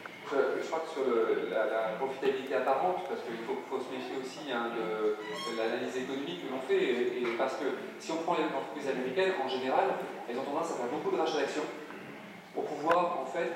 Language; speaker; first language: French; native; French